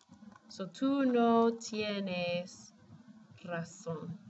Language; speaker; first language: Spanish; non-native, fluent; English